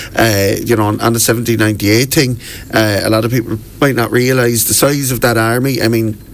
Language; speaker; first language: English; native; English